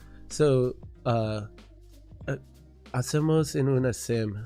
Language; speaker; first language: Spanish; non-native, learner; English